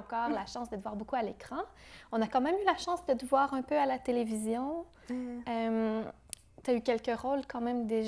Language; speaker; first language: French; native; French